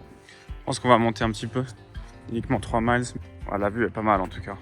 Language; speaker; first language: French; native; French